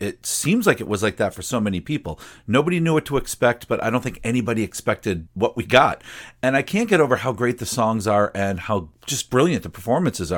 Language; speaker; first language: English; native; English